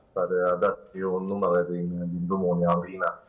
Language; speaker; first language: Romanian; non-native, learner; Bosnian